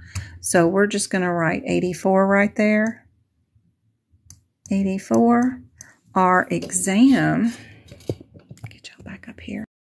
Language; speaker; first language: English; native; English